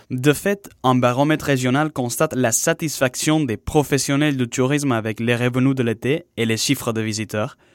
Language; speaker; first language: French; non-native, fluent; Spanish